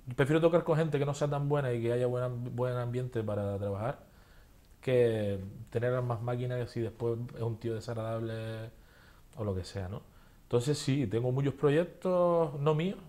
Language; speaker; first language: Spanish; native; Spanish